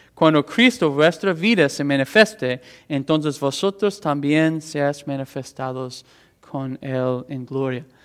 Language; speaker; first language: Spanish; non-native, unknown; English